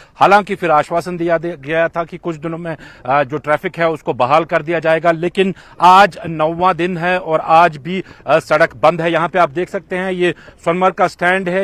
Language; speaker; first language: Hindi; non-native, local second language; Kashmiri